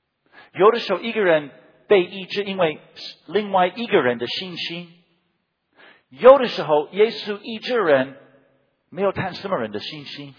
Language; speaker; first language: Chinese; non-native, fluent; English